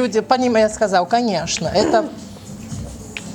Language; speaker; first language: Russian; non-native, learner; Portuguese